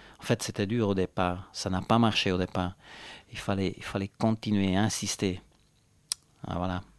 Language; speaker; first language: French; non-native, local second language; Italian